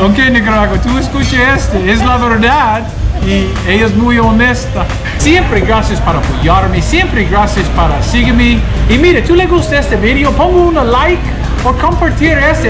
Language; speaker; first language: Spanish; non-native, learner; English